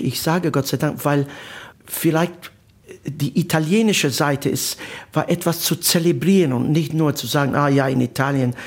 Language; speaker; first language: German; non-native, learner; Italian